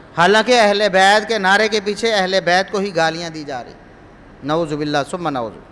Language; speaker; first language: Urdu; non-native, local second language; Punjabi